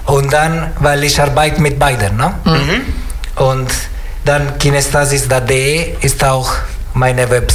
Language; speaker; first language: German; non-native, learner; Italian